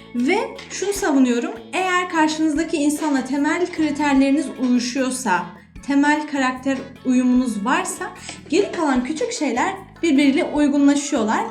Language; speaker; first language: Turkish; native; Turkish